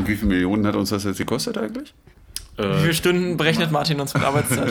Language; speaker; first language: German; native; German